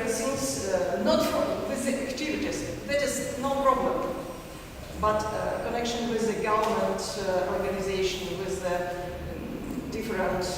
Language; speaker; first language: English; non-native, learner; Ukrainian